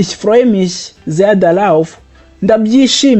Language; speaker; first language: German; non-native, fluent; Kinyarwanda